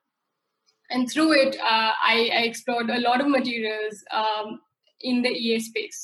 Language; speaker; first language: English; non-native, local second language; Hindi